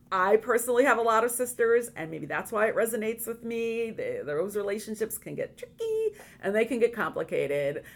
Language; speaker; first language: English; native; English